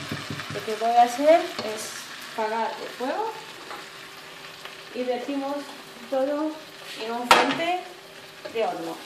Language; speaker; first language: Spanish; non-native, fluent; Arabic